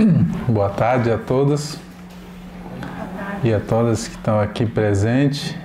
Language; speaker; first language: Portuguese; non-native, local second language; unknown